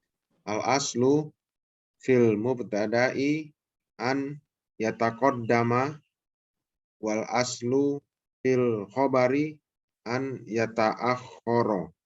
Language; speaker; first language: Arabic; non-native, learner; Indonesian